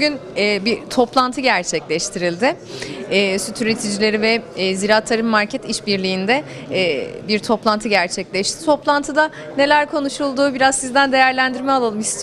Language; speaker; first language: Turkish; native; Turkish